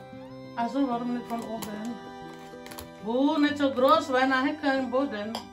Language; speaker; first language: German; non-native, learner; Indonesian